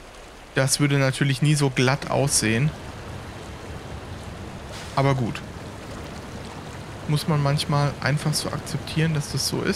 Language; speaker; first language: German; native; German